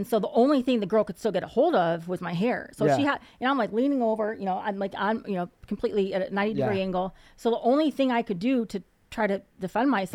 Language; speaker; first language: English; native; English